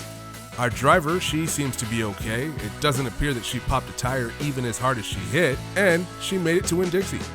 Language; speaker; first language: English; native; English